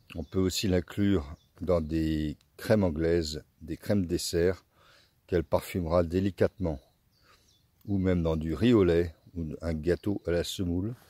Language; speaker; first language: French; native; French